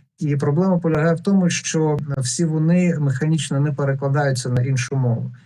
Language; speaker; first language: Ukrainian; non-native, local second language; Russian